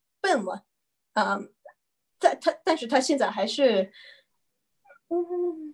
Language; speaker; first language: Chinese; early bilingual, heritage; Chinese